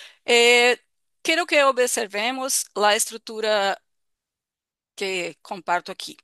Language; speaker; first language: Spanish; non-native, fluent; Portuguese